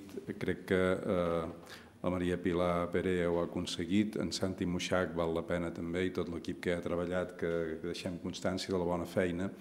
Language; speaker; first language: Catalan; native; Catalan